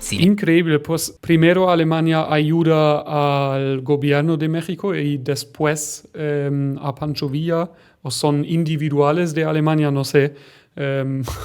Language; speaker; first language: Spanish; non-native, fluent; German